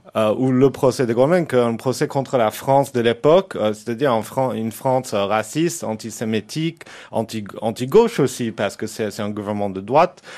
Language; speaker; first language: French; non-native, fluent; English